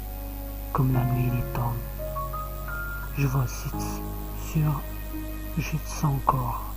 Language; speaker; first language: French; non-native, learner; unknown